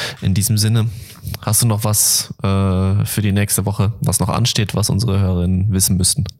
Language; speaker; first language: German; native; German